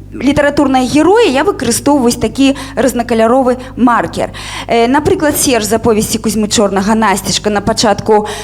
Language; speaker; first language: Belarusian; native; Belarusian